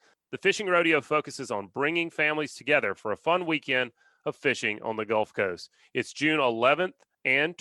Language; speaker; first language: English; native; English